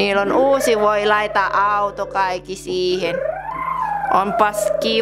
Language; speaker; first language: Finnish; non-native, learner; Indonesian